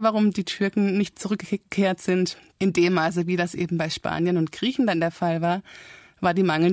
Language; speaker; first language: German; native; German